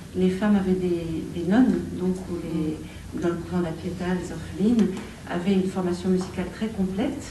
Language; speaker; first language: French; native; French